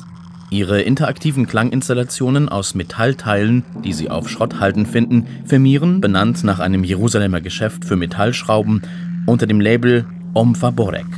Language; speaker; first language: German; native; German